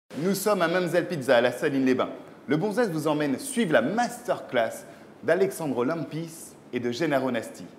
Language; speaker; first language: French; native; French